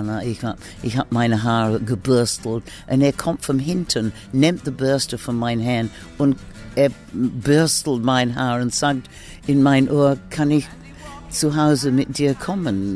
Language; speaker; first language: German; non-native, fluent; English